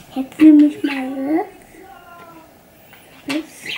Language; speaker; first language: German; early bilingual, other home language; Turkish